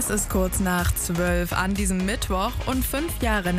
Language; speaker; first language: German; native; German